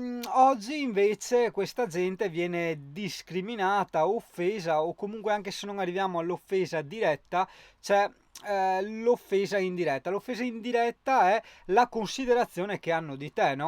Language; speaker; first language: Italian; native; Italian